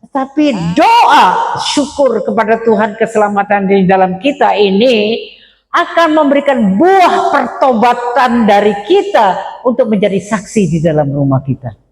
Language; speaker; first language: Indonesian; non-native, local second language; Madurese